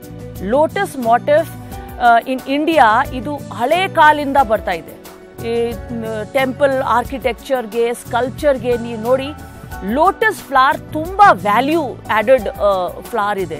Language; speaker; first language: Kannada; non-native, local second language; Hindi